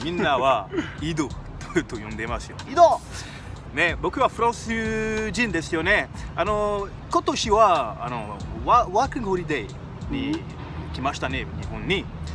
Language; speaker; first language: Japanese; non-native, learner; French